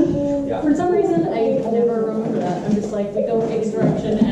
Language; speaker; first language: English; native; English